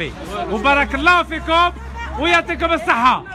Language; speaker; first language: Arabic; early bilingual, heritage; French